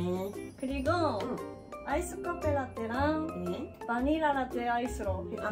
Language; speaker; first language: Korean; non-native, learner; Japanese